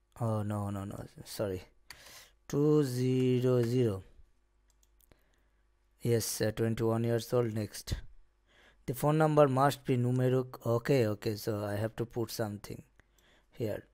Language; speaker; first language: English; non-native, local second language; Bangla